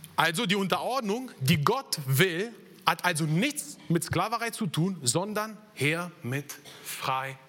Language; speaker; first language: German; non-native, fluent; Italian